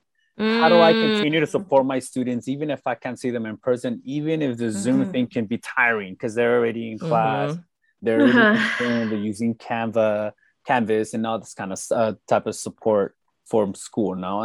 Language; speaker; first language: English; native; English